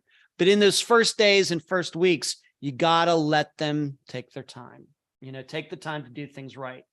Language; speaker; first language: English; native; English